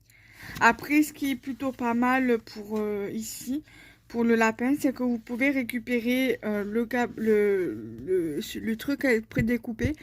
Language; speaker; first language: French; native; French